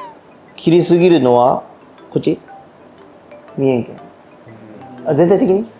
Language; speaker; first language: Japanese; native; Japanese